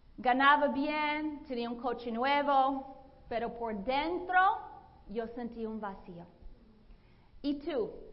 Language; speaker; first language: Spanish; non-native, fluent; English